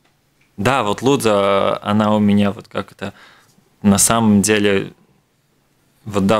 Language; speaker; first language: Russian; non-native, local second language; Latvian